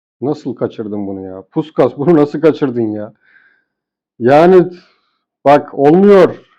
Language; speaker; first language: Turkish; native; Turkish